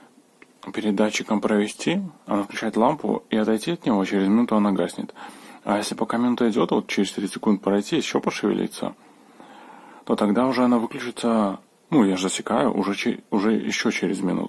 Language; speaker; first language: Russian; native; Russian